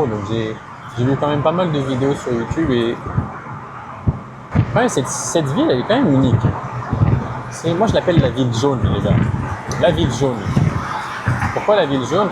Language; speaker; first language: French; native; French